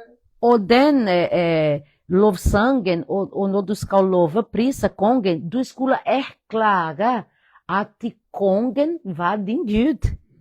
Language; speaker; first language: Norwegian; non-native, fluent; Portuguese